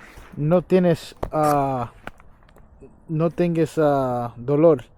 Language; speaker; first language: Spanish; early bilingual, heritage; English